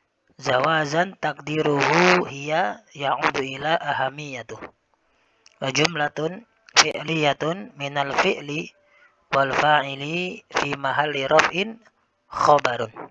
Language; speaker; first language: Arabic; non-native, fluent; Indonesian